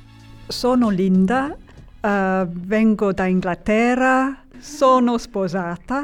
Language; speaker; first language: Italian; non-native, learner; English